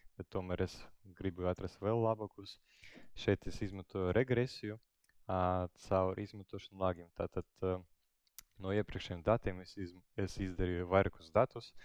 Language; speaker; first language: Latvian; non-native, local second language; Russian